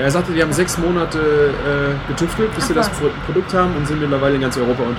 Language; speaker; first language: German; native; German